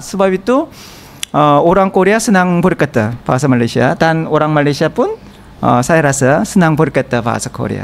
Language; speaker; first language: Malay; non-native, learner; Korean